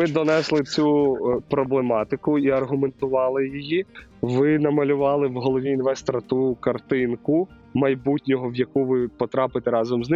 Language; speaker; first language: Ukrainian; native; Ukrainian